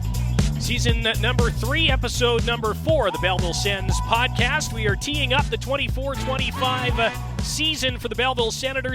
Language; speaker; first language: English; native; English